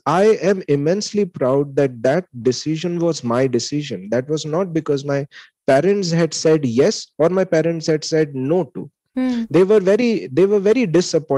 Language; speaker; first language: English; non-native, local second language; Hindi